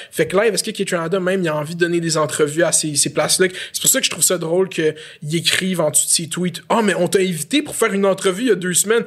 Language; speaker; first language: French; native; French